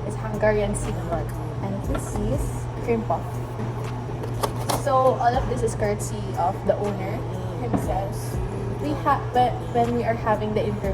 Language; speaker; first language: English; non-native, local second language; Filipino